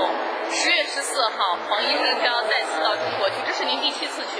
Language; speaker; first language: Chinese; native; Chinese